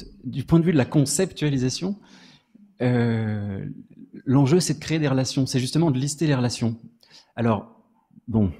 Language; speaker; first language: French; native; French